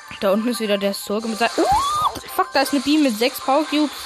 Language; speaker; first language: German; native; German